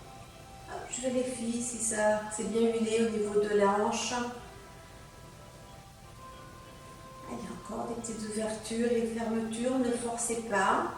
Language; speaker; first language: French; native; French